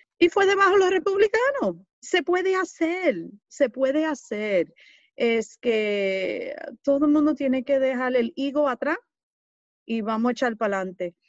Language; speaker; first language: Spanish; early bilingual, heritage; Spanish